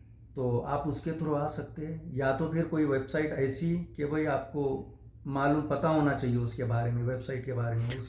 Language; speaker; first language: Hindi; native; Hindi